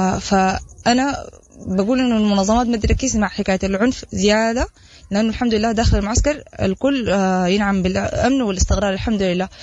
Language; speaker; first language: Arabic; native; Arabic